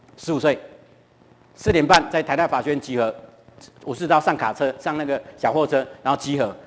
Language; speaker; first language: Chinese; non-native, local second language; Hakka Chinese